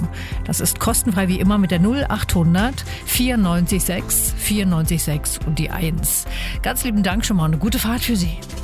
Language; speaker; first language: German; native; German